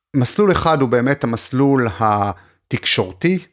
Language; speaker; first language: Hebrew; native; Hebrew